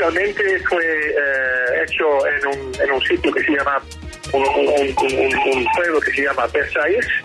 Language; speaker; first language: Spanish; non-native, learner; Dutch